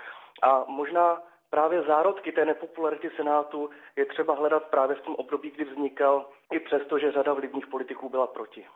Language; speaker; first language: Czech; native; Czech